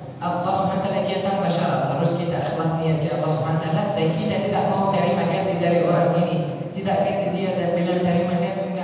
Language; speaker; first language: Indonesian; non-native, learner; Arabic